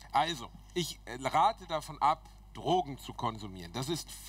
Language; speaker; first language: German; native; German